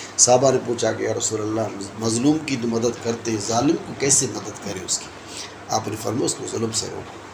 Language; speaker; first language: Urdu; non-native, local second language; Sindhi